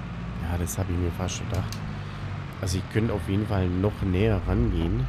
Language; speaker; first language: German; native; German